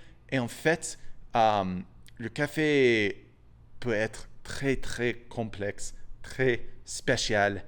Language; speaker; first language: French; non-native, fluent; English